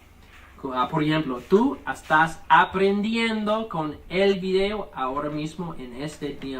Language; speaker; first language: Spanish; early bilingual, heritage; English